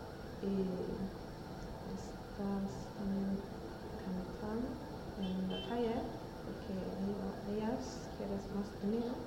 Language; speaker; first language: Spanish; non-native, learner; Swedish